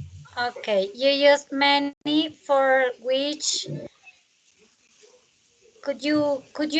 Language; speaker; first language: English; non-native, fluent; Spanish